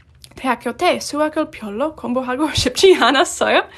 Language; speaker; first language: Korean; non-native, fluent; English